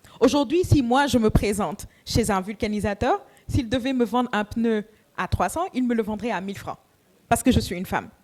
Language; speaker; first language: French; non-native, local second language; Wolof